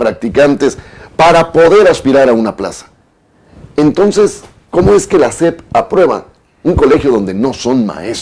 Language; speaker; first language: Spanish; native; Spanish